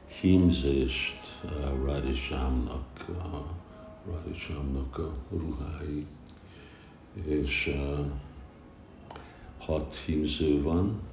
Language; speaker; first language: Hungarian; early bilingual, heritage; Hungarian